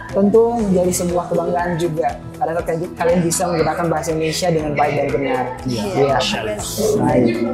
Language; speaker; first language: Indonesian; native; Indonesian